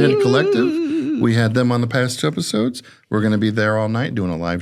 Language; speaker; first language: English; native; English